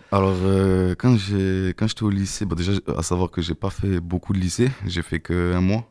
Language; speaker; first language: French; native; French